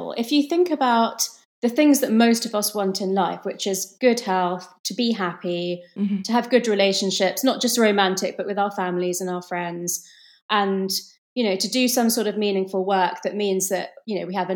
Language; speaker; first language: English; native; English